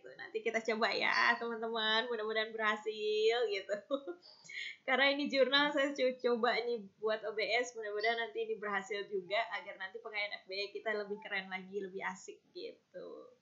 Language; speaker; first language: Indonesian; native; Indonesian